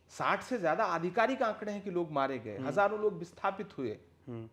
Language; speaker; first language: Hindi; native; Hindi